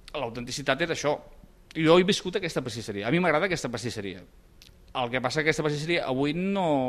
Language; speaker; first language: Catalan; native; Catalan